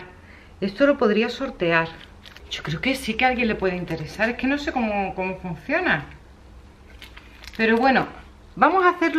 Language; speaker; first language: Spanish; native; Spanish